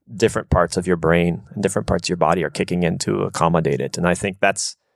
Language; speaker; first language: English; native; English